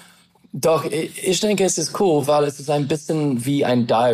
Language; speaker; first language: German; non-native, learner; English